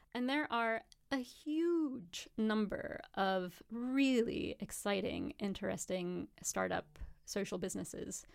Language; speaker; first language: English; native; English